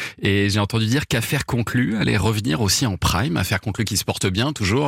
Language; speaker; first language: French; native; French